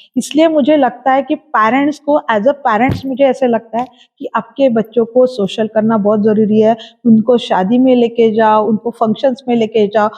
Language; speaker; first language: Hindi; non-native, local second language; Marathi